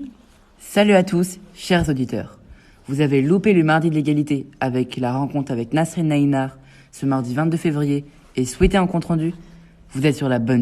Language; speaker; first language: French; native; French